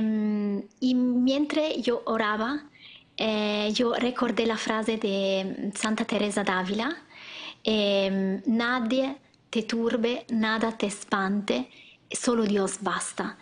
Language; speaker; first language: Spanish; non-native, learner; Italian